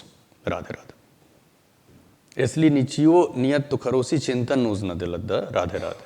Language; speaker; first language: Russian; non-native, learner; Hindi